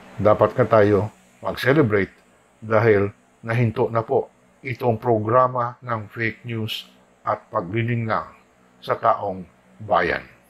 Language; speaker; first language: Filipino; non-native, local second language; Hiligaynon